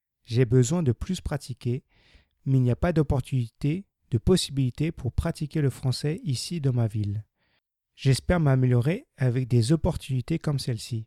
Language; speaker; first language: French; non-native, learner; English